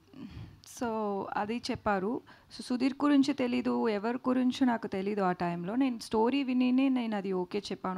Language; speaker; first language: Telugu; non-native, learner; Tamil